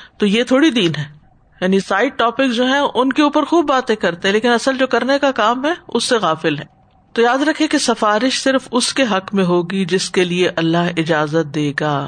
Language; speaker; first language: Urdu; native; Urdu